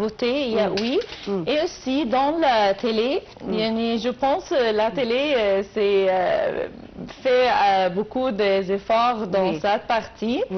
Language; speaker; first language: French; non-native, learner; Arabic